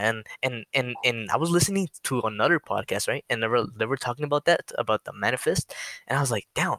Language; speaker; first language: English; native; English